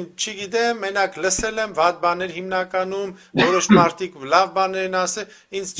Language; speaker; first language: Armenian; native; Armenian